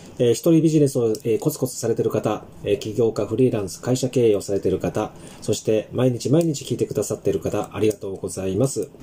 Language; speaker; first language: Japanese; native; Japanese